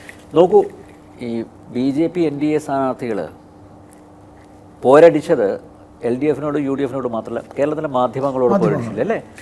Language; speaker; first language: Malayalam; native; Malayalam